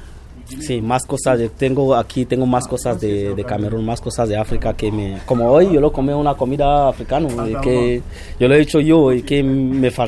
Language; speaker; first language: Spanish; non-native, fluent; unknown